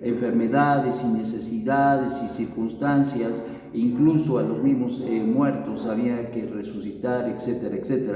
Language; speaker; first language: Spanish; native; Spanish